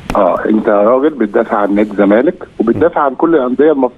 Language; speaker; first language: Arabic; native; Arabic